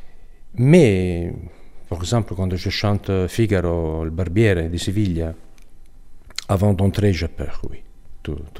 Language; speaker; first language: French; non-native, learner; Italian